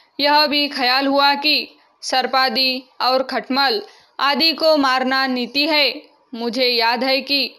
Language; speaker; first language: Hindi; non-native, local second language; Marathi